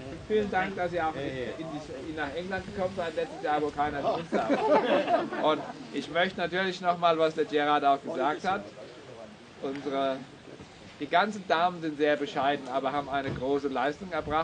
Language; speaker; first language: German; native; German